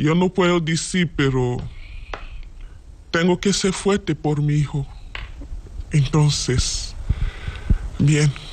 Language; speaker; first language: Spanish; non-native, learner; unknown